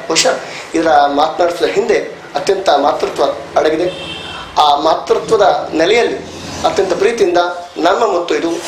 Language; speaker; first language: Kannada; native; Kannada